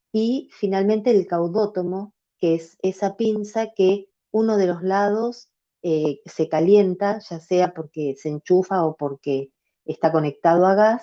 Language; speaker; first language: Spanish; native; Spanish